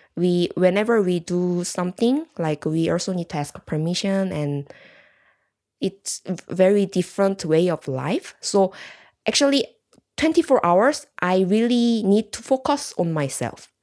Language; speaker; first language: English; non-native, learner; Korean